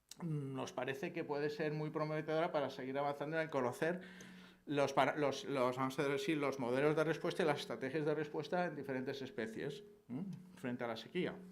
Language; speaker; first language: Spanish; native; Spanish